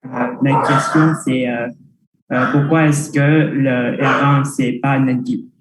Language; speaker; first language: French; non-native, fluent; Vietnamese